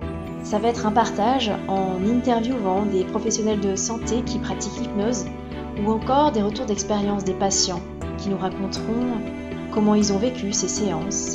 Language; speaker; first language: French; native; French